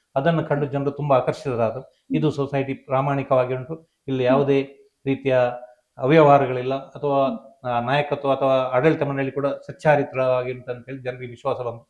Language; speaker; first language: Kannada; non-native, local second language; Konkani